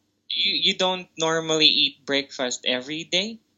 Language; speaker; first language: English; non-native, local second language; Filipino